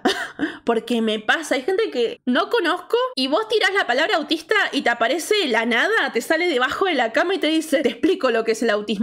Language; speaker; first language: Spanish; native; Spanish